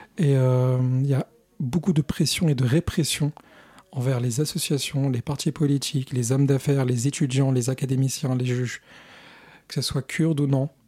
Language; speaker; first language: French; early bilingual, other home language; Kurdish